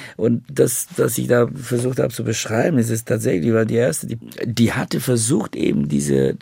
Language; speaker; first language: German; non-native, fluent; Bulgarian